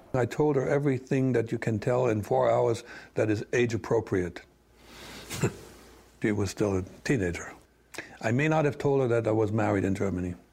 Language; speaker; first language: English; non-native, fluent; German